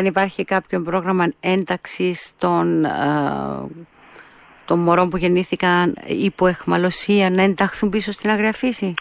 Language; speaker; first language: Greek; native; Greek